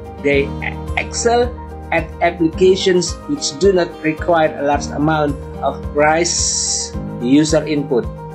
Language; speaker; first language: English; non-native, fluent; Indonesian